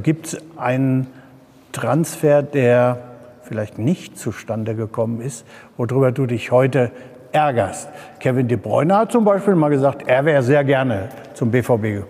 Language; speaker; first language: German; native; German